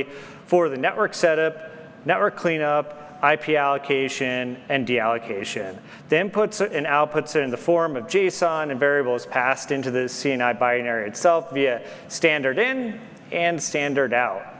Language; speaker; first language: English; native; English